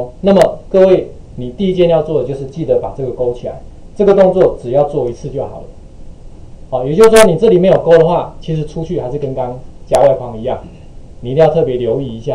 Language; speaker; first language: Chinese; native; Chinese